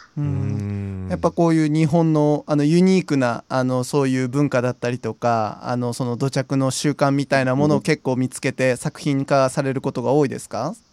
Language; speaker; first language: Japanese; native; Japanese